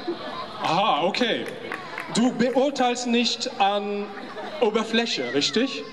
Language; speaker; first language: German; non-native, fluent; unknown